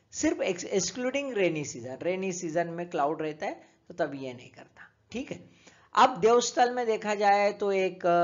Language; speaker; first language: Hindi; native; Hindi